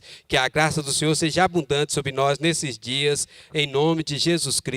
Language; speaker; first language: Portuguese; native; Portuguese